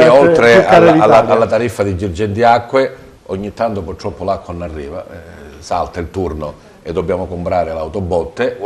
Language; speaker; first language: Italian; native; Italian